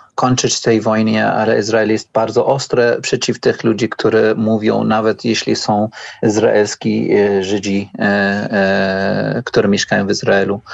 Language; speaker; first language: Polish; non-native, learner; Arabic